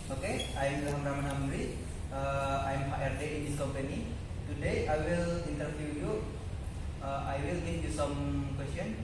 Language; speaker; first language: English; non-native, learner; Indonesian